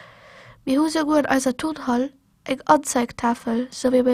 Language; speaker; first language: German; non-native, local second language; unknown